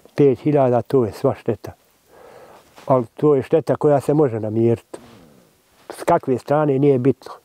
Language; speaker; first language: Bosnian; native; Bosnian